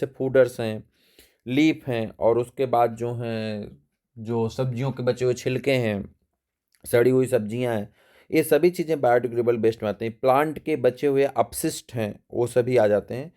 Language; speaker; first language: Hindi; native; Hindi